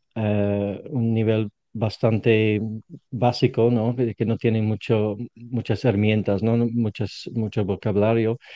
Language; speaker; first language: Spanish; non-native, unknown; English